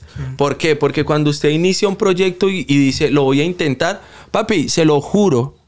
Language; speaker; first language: Spanish; native; Spanish